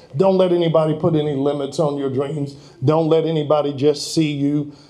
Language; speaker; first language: English; native; English